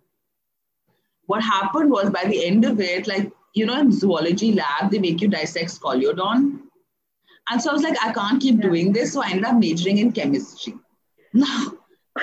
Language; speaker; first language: English; non-native, local second language; Hindi